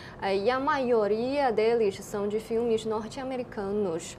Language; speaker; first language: Portuguese; non-native, fluent; Chinese